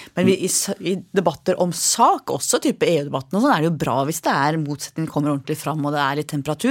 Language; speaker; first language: Norwegian; native; Norwegian